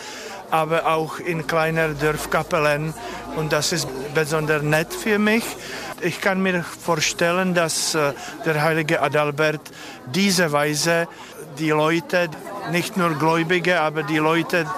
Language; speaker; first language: German; non-native, fluent; Czech